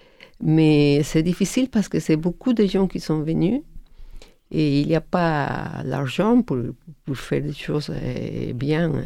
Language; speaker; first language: French; non-native, learner; Spanish